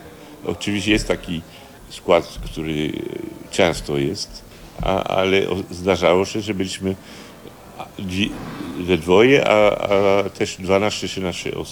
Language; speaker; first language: Polish; early bilingual, heritage; Polish